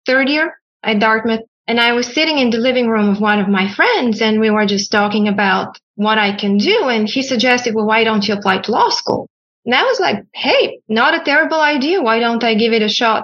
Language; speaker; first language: English; non-native, fluent; Bulgarian